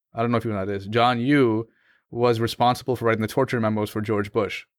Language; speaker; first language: English; native; English